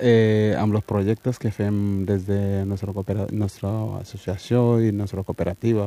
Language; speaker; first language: Catalan; early bilingual, other home language; Wolof